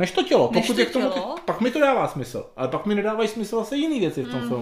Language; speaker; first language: Czech; native; Czech